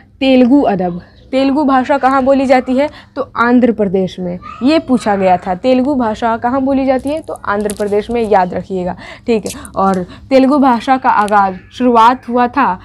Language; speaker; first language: Hindi; native; Hindi